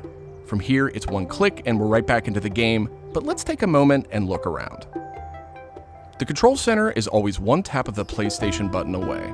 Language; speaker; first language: English; native; English